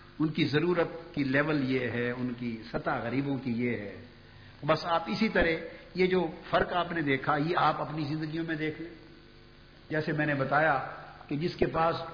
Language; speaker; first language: Urdu; non-native, local second language; Punjabi